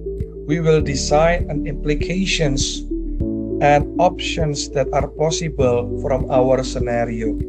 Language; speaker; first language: English; non-native, learner; Indonesian